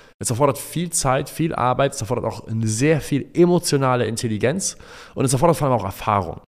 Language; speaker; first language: German; early bilingual, other home language; Arabic